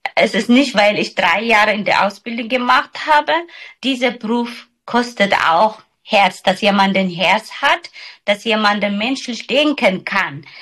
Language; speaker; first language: German; non-native, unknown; Somali